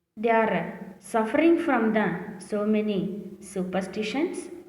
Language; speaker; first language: English; non-native, local second language; Kannada